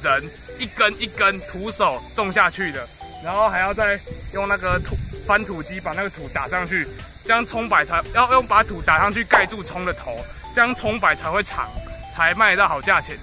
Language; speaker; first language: Chinese; native; Chinese